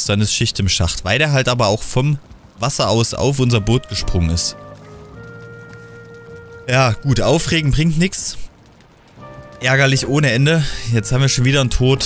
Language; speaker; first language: German; native; German